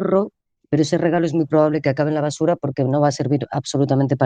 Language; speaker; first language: Spanish; native; Spanish